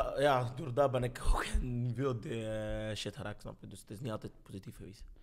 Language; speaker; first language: Dutch; early bilingual, other home language; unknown